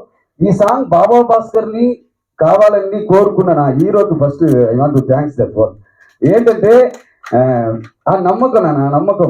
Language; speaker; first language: Telugu; non-native, fluent; Tamil